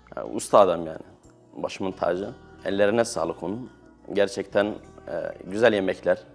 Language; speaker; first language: Turkish; native; Turkish